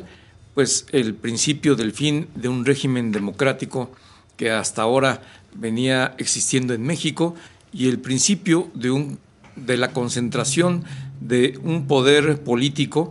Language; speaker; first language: Spanish; native; Spanish